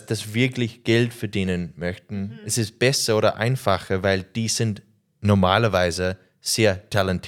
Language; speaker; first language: German; non-native, learner; English